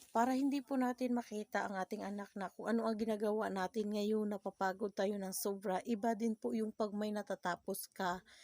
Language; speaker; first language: Filipino; non-native, local second language; Cebuano